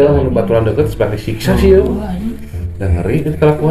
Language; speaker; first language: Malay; non-native, local second language; Sundanese